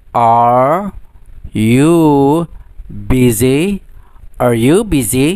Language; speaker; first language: English; non-native, fluent; Indonesian